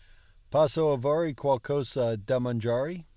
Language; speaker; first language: Italian; non-native, learner; English